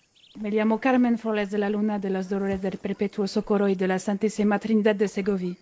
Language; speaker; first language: Spanish; non-native, learner; French